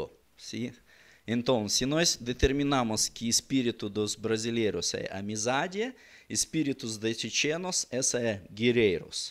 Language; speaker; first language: Portuguese; non-native, learner; Russian